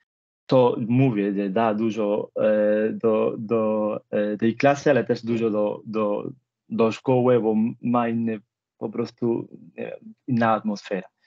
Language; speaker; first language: Polish; non-native, fluent; Spanish